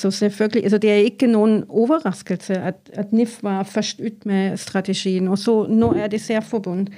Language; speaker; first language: Norwegian; non-native, fluent; German